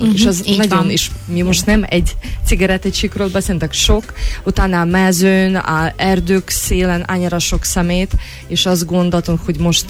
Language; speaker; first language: Hungarian; non-native, learner; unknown